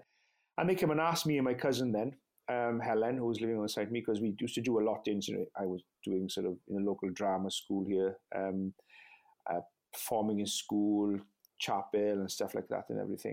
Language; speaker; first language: English; non-native, local second language; Welsh